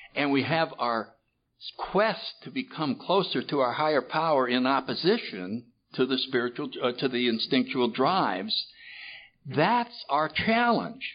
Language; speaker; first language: English; native; English